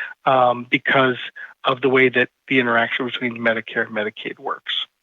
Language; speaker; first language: English; native; English